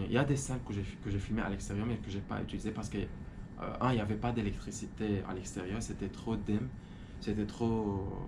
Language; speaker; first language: French; non-native, fluent; Arabic